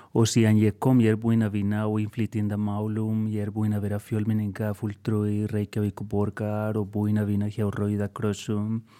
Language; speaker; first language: Icelandic; non-native, fluent; Spanish